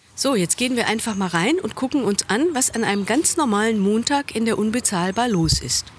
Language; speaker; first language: German; native; German